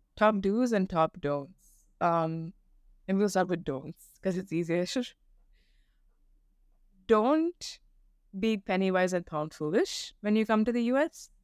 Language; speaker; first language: English; non-native, local second language; Tamil